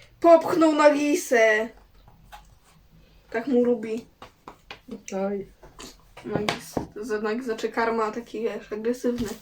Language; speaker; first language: Polish; native; Polish